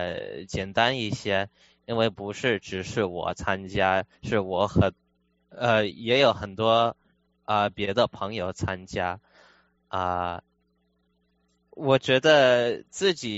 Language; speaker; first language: Chinese; early bilingual, heritage; Chinese